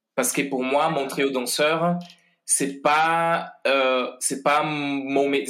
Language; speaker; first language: French; non-native, fluent; Portuguese